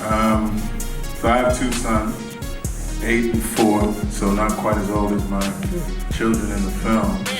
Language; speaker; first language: English; native; English